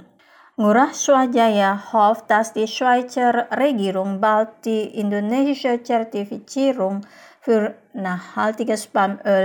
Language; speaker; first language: German; non-native, fluent; Indonesian